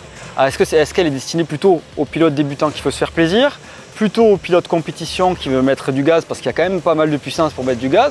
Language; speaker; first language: French; native; French